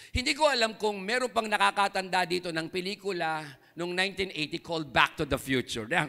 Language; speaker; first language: Filipino; native; Filipino